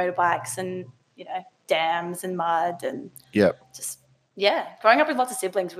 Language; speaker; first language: English; native; English